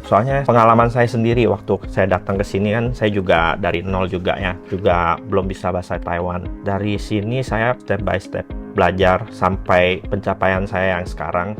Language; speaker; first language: Indonesian; native; Indonesian